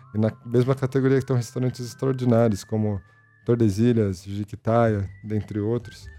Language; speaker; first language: Portuguese; native; Portuguese